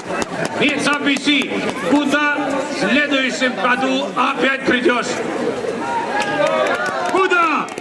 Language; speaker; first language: Russian; non-native, local second language; Estonian